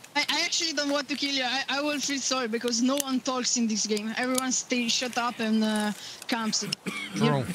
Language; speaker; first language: English; non-native, learner; Italian